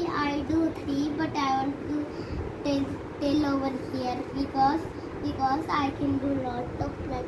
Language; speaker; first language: English; non-native, learner; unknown